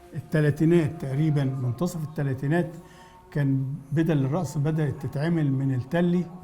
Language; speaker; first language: Egyptian Arabic; native; Egyptian Arabic